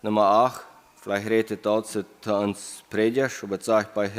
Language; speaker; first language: German; non-native, learner; English